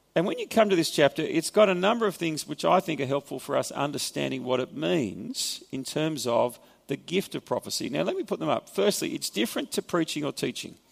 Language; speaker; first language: English; native; English